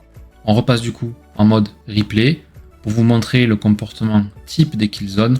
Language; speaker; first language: French; native; French